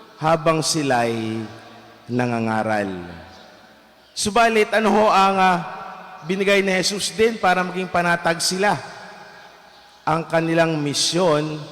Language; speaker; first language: Filipino; non-native, local second language; Hiligaynon